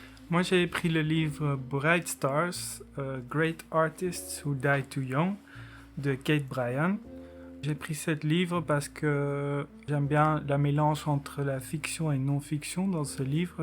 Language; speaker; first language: French; non-native, local second language; Dutch